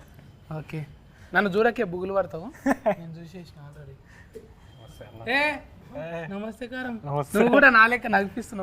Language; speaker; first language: Telugu; native; Telugu